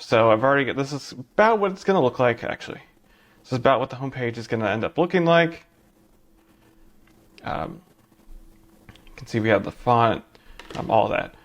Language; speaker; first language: English; native; English